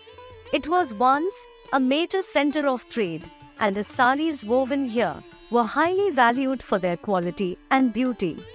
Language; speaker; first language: English; non-native, local second language; Marathi